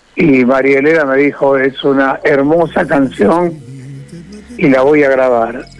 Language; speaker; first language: Spanish; native; Spanish